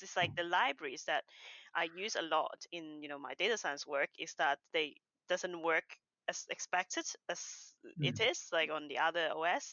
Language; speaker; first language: English; non-native, local second language; Cantonese